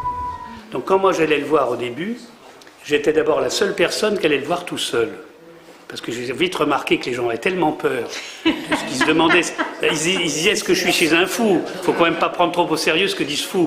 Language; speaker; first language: French; native; French